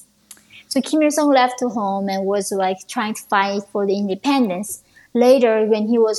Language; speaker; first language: English; non-native, fluent; Korean